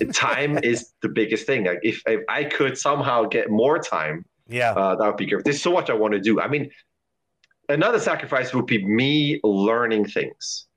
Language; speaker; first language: English; non-native, fluent; German